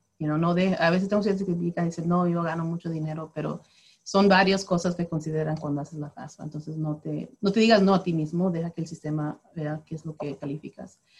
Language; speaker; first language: Spanish; early bilingual, heritage; Spanish